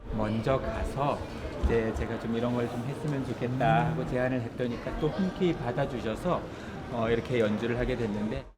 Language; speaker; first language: Korean; native; Korean